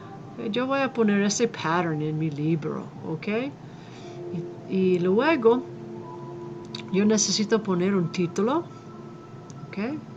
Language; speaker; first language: Spanish; non-native, fluent; English